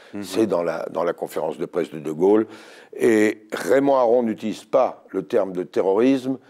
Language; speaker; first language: French; native; French